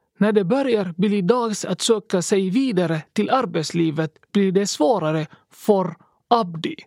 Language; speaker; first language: Swedish; early bilingual, other home language; Somali